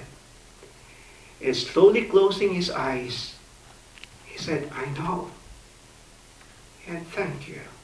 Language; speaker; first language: English; non-native, local second language; Filipino